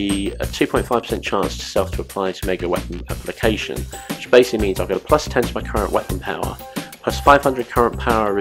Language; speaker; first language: English; native; English